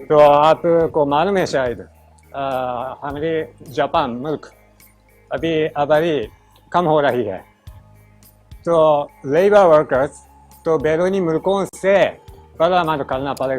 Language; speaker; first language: Hindi; non-native, learner; Japanese